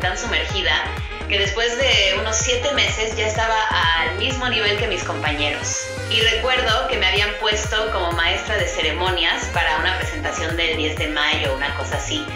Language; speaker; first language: Spanish; early bilingual, other home language; English